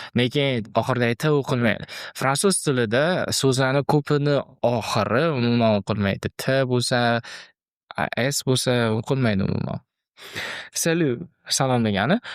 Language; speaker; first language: Uzbek; native; Uzbek